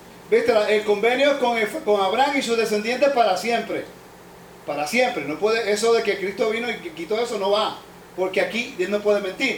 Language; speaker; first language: Spanish; native; Spanish